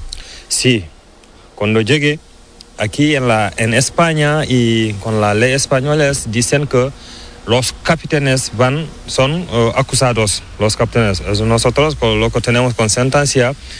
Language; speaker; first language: Spanish; non-native, learner; Fula